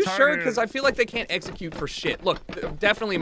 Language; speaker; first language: English; native; English